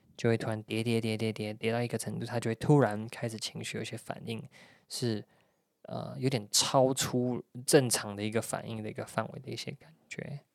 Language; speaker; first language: Chinese; native; Chinese